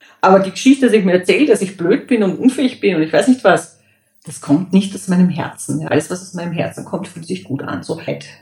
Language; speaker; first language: German; native; German